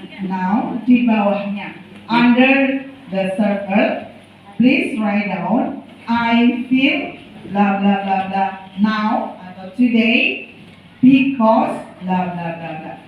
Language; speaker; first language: English; non-native, fluent; Indonesian